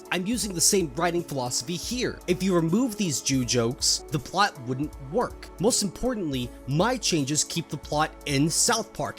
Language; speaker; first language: English; native; English